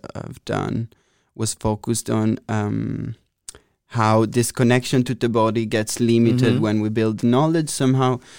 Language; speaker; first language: English; non-native, fluent; Italian